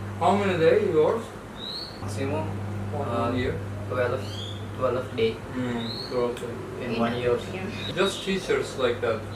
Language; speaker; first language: English; non-native, learner; Indonesian